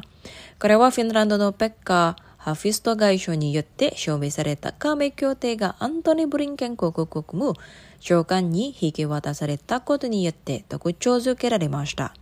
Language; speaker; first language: Japanese; non-native, fluent; Indonesian